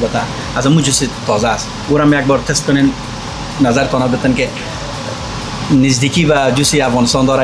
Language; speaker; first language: Persian; native; Persian